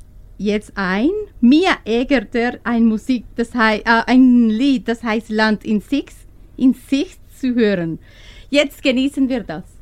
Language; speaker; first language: German; non-native, learner; Spanish